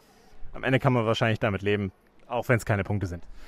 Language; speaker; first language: German; native; German